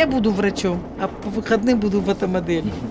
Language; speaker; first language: Russian; native; Russian